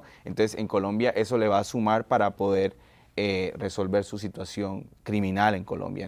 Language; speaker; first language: Spanish; native; Spanish